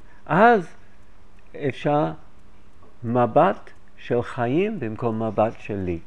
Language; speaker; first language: Hebrew; non-native, fluent; English